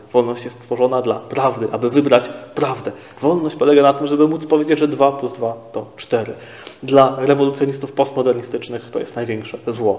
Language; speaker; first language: Polish; native; Polish